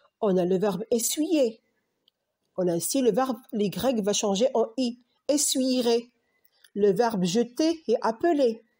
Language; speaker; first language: French; non-native, local second language; Arabic